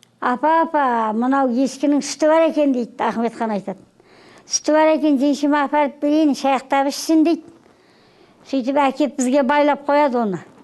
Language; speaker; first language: Kazakh; native; Kazakh